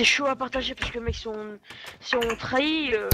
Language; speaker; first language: French; native; French